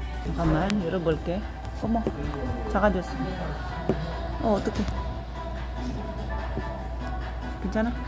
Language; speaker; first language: Korean; non-native, learner; Filipino